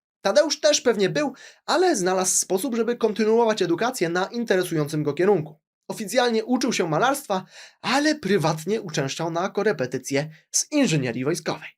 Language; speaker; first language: Polish; native; Polish